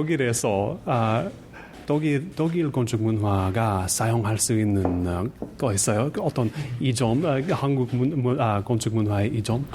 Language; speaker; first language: Korean; non-native, learner; English